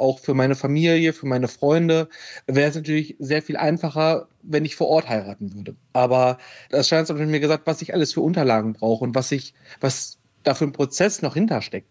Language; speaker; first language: German; native; German